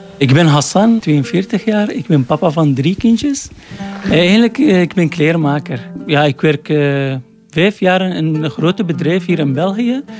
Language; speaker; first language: Dutch; non-native, learner; Arabic